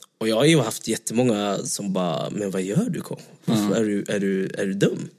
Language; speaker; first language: Swedish; early bilingual, other home language; Vietnamese